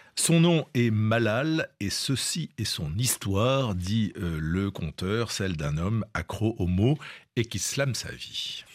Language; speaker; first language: French; non-native, local second language; Wolof